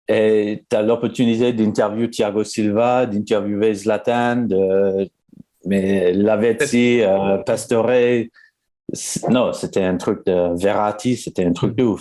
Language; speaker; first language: French; non-native, fluent; English